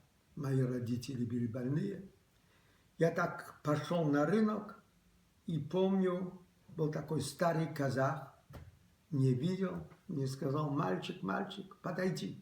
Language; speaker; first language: Russian; early bilingual, other home language; Polish